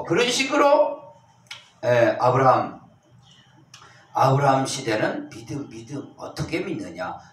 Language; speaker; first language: Korean; native; Korean